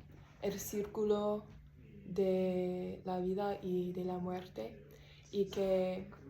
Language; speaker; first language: Spanish; non-native, learner; English